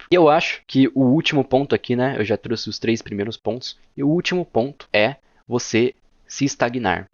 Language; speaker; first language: Portuguese; native; Portuguese